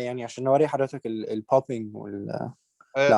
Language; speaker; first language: Arabic; native; Arabic